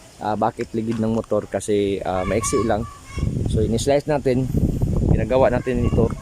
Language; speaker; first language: Filipino; non-native, local second language; Cebuano